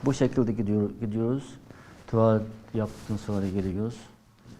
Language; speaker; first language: Turkish; non-native, learner; Uyghur